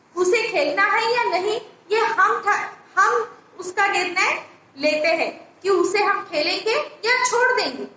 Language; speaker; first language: Hindi; non-native, local second language; Marathi